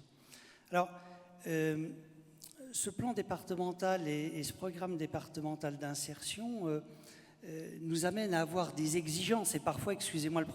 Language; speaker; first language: French; native; French